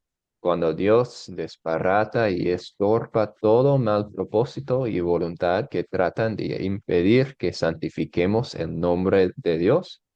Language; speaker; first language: Spanish; non-native, fluent; English